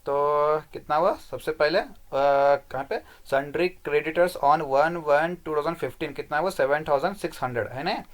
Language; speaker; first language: Hindi; non-native, local second language; Kannada